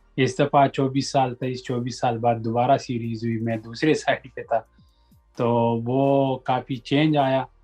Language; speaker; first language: Urdu; non-native, local second language; Pashto